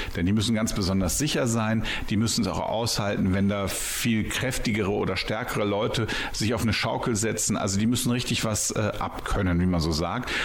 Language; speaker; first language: German; native; German